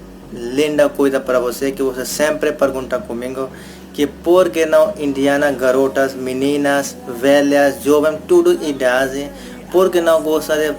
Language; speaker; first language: Portuguese; non-native, learner; Hindi